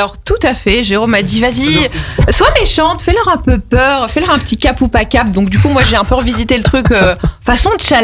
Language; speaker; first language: French; native; French